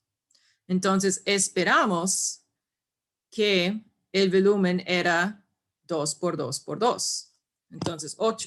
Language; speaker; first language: Spanish; non-native, fluent; English